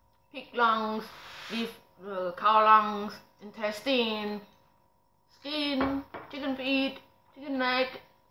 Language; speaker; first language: English; non-native, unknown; Vietnamese